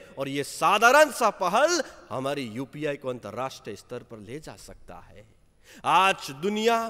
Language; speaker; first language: Hindi; non-native, local second language; Nepali